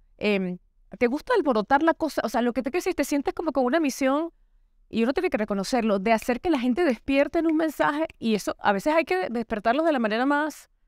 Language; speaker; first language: Spanish; native; Spanish